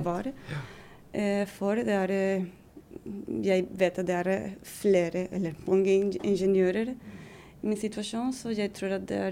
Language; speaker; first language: Norwegian; non-native, fluent; Spanish